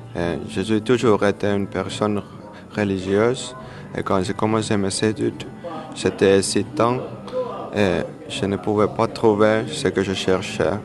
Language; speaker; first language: French; non-native, learner; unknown